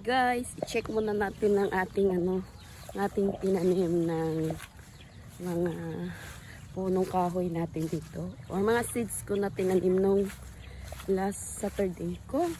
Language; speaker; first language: Filipino; native; Filipino